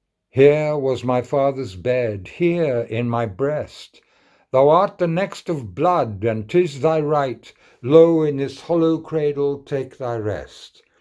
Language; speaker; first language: English; native; English